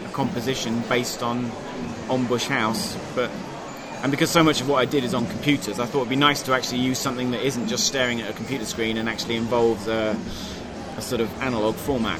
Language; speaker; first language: English; native; English